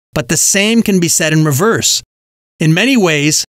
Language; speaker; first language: English; native; English